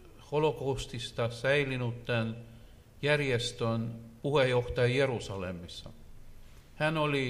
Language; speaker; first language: Finnish; non-native, learner; Russian